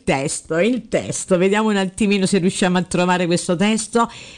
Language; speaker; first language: Italian; native; Italian